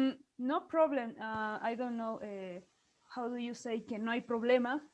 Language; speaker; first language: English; non-native, learner; Spanish